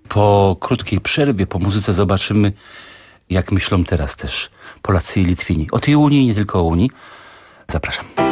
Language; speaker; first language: Polish; native; Polish